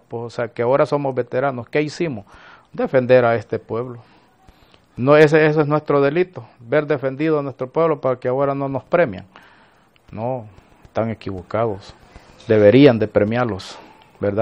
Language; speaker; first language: Spanish; native; Spanish